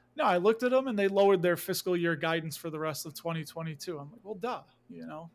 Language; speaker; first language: English; native; English